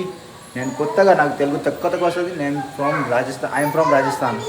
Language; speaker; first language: Telugu; non-native, learner; Hindi